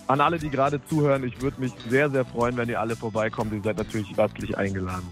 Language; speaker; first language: German; native; German